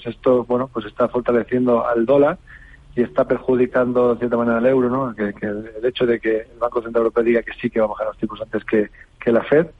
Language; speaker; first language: Spanish; native; Spanish